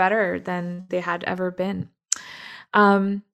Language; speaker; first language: English; native; English